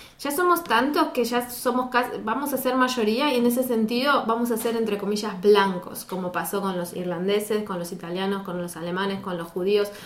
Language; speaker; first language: Spanish; native; Spanish